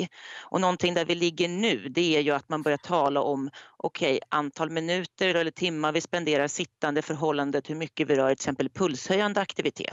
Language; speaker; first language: Swedish; native; Swedish